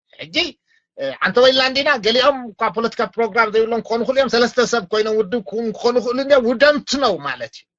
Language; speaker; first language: Tigrinya; native; Tigrinya